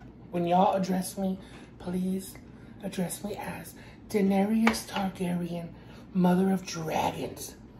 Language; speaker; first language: English; early bilingual, other home language; Spanish